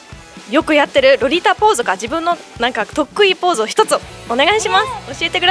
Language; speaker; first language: Japanese; non-native, fluent; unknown